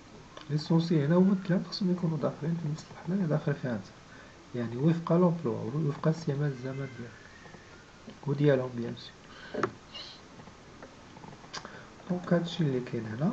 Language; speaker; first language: Arabic; native; Arabic